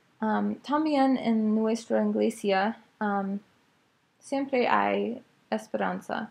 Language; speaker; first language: Spanish; non-native, learner; English